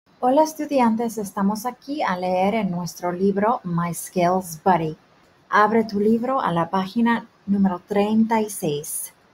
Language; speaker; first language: Spanish; early bilingual, heritage; Spanish